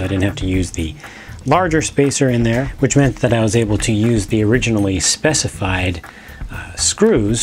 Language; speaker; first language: English; native; English